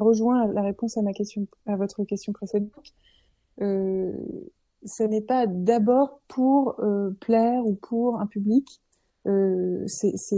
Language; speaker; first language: French; native; French